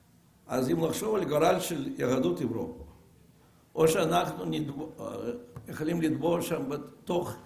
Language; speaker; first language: Hebrew; non-native, fluent; Russian